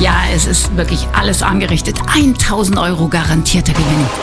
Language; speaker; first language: German; native; German